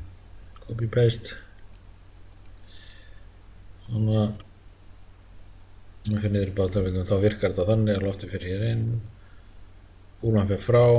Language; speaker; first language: Icelandic; native; Icelandic